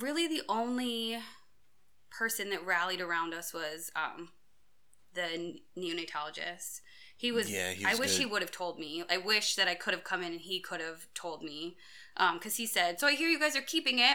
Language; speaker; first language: English; native; English